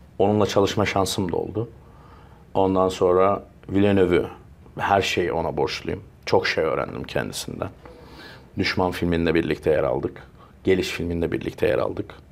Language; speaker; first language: Turkish; early bilingual, heritage; Turkish